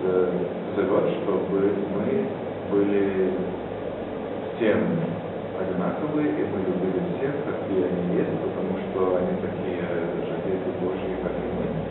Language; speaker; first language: Russian; non-native, fluent; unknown